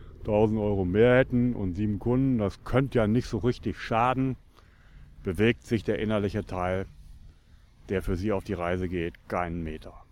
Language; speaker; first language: German; native; German